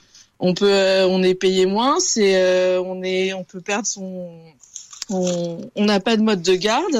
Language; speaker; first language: French; native; French